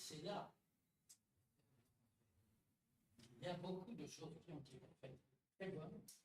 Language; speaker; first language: French; non-native, local second language; Arabic